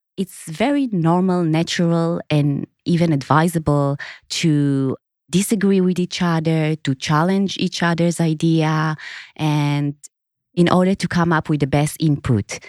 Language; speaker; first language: English; non-native, fluent; Hebrew